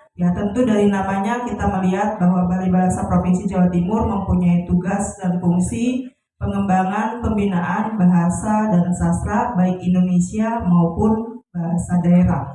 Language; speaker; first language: Indonesian; non-native, local second language; Sundanese